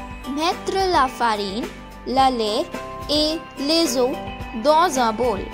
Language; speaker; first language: French; non-native, learner; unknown